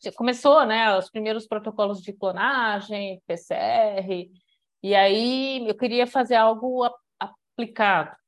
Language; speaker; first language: Portuguese; early bilingual, other home language; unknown